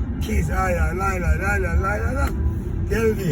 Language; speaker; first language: Turkish; non-native, learner; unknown